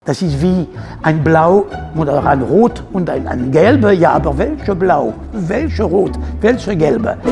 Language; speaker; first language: German; non-native, learner; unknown